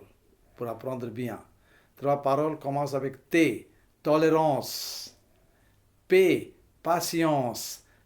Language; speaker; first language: French; non-native, fluent; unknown